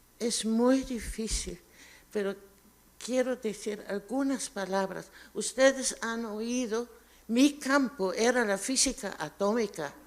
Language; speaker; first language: Spanish; non-native, fluent; German